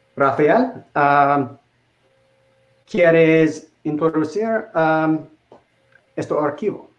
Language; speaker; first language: Spanish; non-native, learner; English